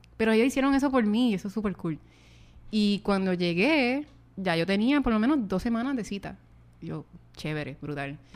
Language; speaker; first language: Spanish; native; Spanish